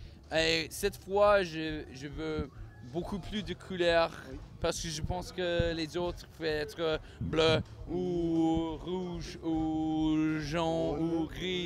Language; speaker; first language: French; non-native, learner; English